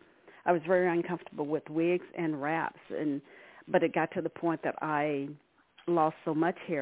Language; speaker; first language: English; native; English